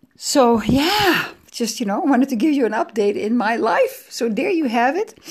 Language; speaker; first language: English; non-native, fluent; Dutch